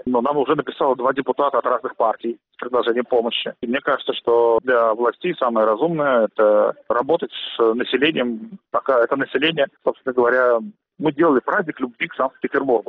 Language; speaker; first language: Russian; native; Russian